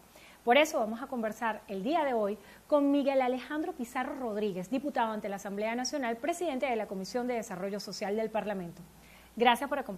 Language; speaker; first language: Spanish; native; Spanish